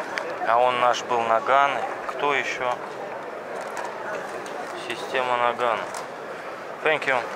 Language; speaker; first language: Russian; native; Russian